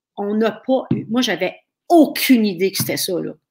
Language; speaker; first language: French; native; French